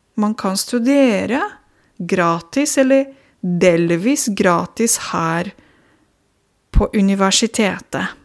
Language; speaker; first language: Norwegian; non-native, fluent; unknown